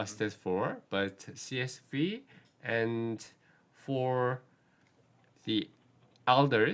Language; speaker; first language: English; non-native, learner; Korean